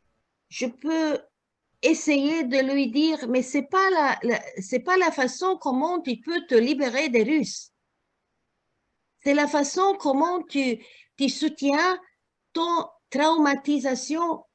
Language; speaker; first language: French; non-native, learner; Croatian